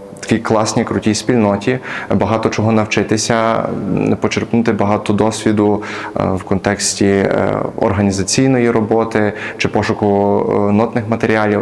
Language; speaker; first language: Ukrainian; native; Ukrainian